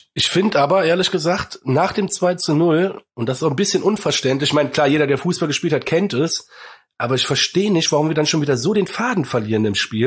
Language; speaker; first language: German; native; German